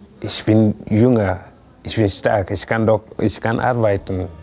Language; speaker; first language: German; non-native, learner; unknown